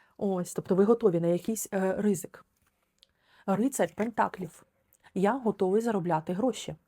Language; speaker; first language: Ukrainian; non-native, local second language; Russian